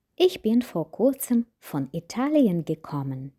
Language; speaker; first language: German; non-native, fluent; Ukrainian